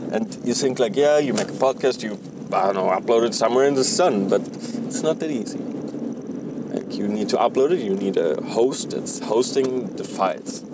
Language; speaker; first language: English; non-native, fluent; German